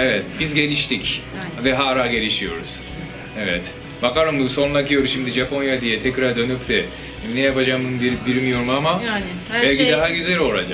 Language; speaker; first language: Turkish; non-native, fluent; Japanese